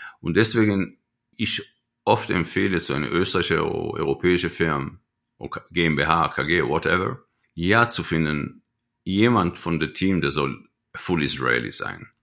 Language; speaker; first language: German; non-native, fluent; Hebrew